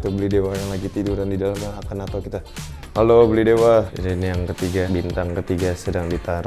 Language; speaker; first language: Indonesian; native; Indonesian